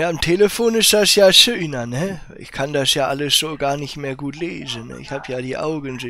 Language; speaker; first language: German; native; German